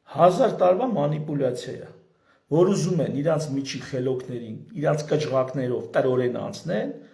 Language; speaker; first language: Armenian; native; Armenian